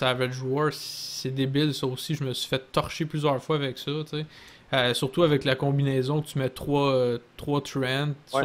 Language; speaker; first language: French; native; French